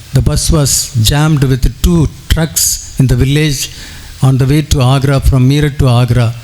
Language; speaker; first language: English; non-native, local second language; Tamil